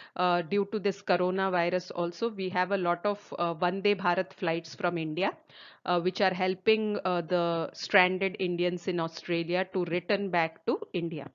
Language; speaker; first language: English; non-native, local second language; Telugu